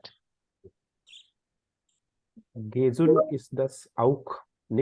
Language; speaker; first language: German; non-native, learner; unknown